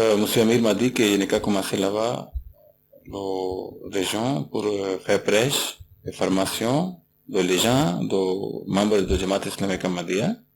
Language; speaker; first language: French; non-native, learner; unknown